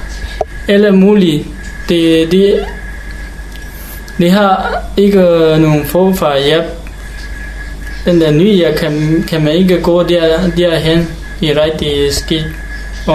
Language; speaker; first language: Danish; non-native, learner; Hakha Chin